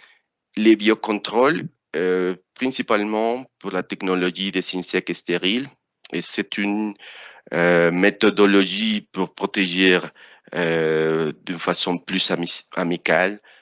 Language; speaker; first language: French; non-native, fluent; Spanish